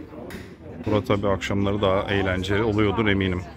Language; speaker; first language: Turkish; native; Turkish